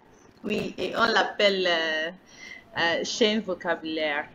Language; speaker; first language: French; non-native, fluent; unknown